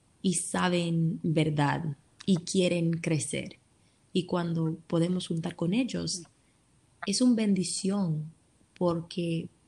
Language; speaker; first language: Spanish; early bilingual, heritage; Spanish